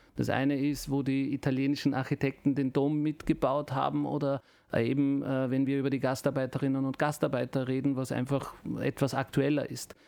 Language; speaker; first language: German; early bilingual, other home language; Turkish